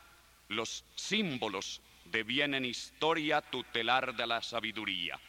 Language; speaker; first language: Spanish; native; Spanish